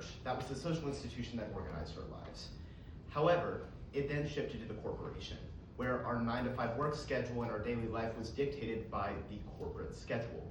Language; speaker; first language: English; native; English